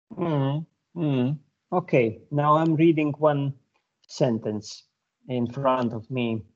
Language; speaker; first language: English; non-native, fluent; Lithuanian